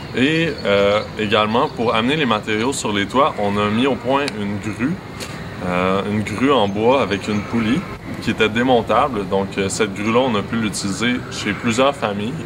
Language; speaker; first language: French; native; French